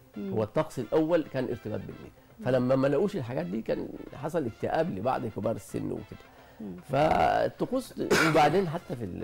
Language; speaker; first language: Egyptian Arabic; non-native, local second language; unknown